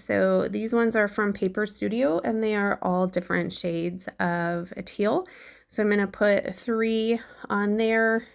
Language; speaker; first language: English; native; English